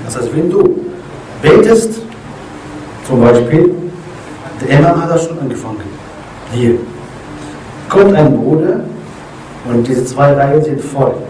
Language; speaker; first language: German; non-native, learner; Arabic